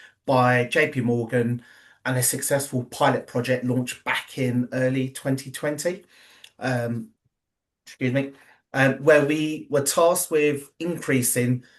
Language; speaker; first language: English; native; English